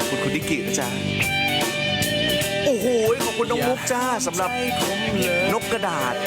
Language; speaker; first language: Thai; native; Thai